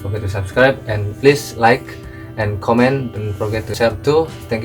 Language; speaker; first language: English; non-native, learner; Indonesian